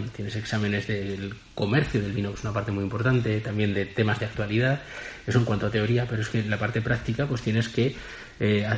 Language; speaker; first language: Spanish; native; Spanish